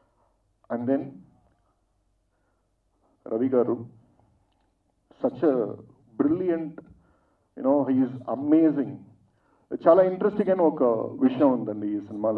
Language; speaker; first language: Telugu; non-native, fluent; Tamil